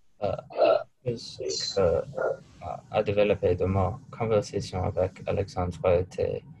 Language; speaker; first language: French; non-native, learner; English